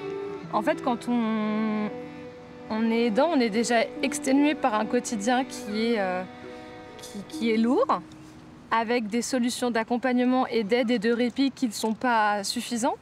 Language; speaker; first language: French; native; French